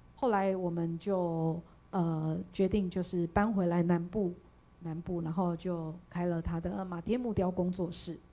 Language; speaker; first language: Chinese; native; Chinese